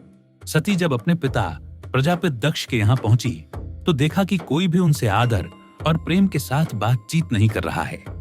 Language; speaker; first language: Hindi; native; Hindi